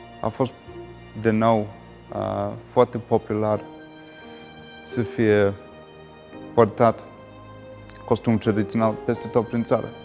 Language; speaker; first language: Romanian; non-native, fluent; English